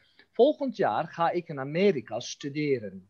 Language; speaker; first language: Dutch; non-native, fluent; Turkish